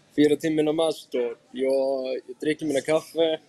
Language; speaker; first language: Swedish; non-native, fluent; Icelandic